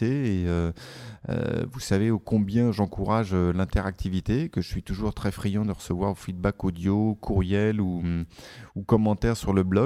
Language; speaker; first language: French; native; French